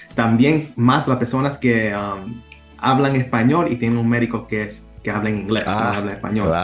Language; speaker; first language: Spanish; early bilingual, heritage; Spanish